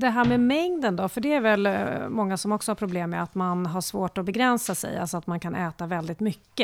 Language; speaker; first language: Swedish; native; Swedish